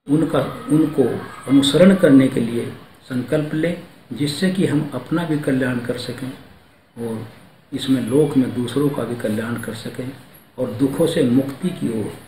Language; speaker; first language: Hindi; native; Hindi